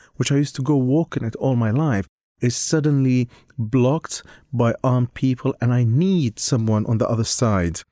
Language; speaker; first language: English; non-native, fluent; Arabic